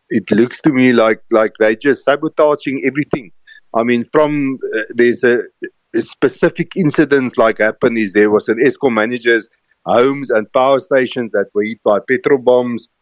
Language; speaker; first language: English; non-native, local second language; Afrikaans